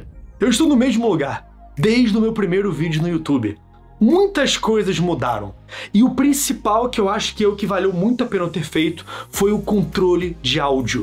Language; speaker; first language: Portuguese; native; Portuguese